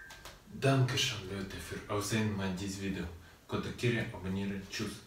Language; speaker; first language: German; non-native, learner; Russian